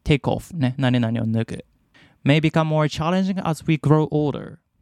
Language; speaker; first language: English; non-native, fluent; Japanese